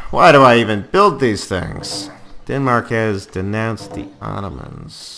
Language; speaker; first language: English; native; English